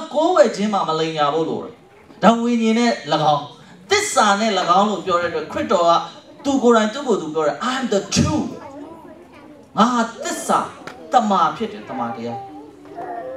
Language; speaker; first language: Burmese; native; Burmese